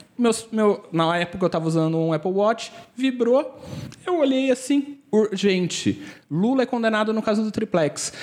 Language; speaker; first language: Portuguese; native; Portuguese